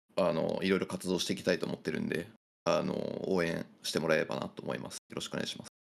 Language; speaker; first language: Japanese; native; Japanese